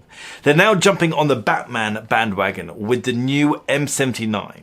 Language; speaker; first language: English; native; English